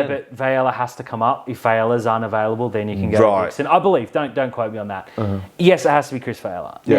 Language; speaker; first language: English; native; English